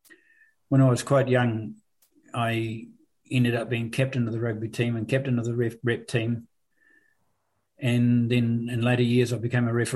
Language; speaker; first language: English; native; English